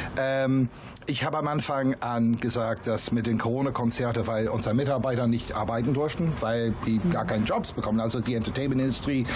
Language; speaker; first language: German; non-native, fluent; English